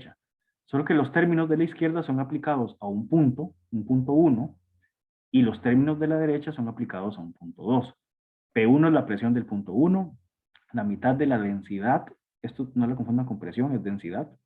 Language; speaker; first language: Spanish; native; Spanish